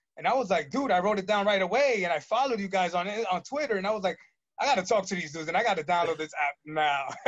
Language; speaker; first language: English; early bilingual, other home language; Spanish